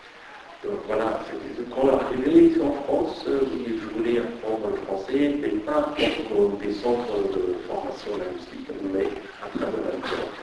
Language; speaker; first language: French; non-native, fluent; Persian